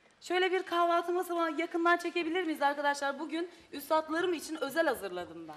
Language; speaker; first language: Turkish; native; Turkish